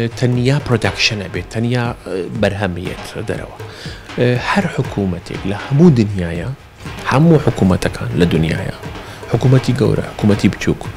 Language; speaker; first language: Central Kurdish; early bilingual, heritage; Central Kurdish